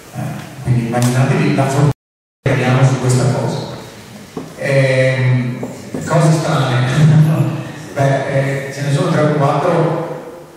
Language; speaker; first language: Italian; non-native, local second language; Venetian